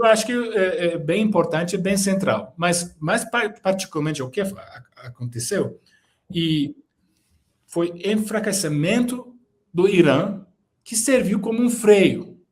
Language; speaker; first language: Portuguese; non-native, fluent; Turkish